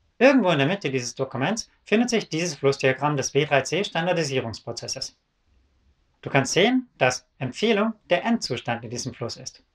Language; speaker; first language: German; native; German